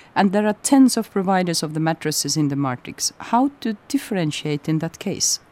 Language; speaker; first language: English; non-native, fluent; Estonian